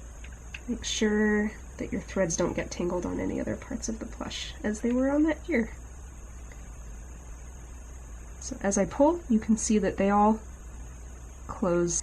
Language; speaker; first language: English; native; English